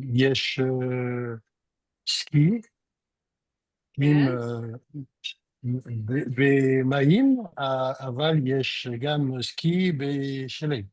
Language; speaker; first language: Hebrew; non-native, learner; French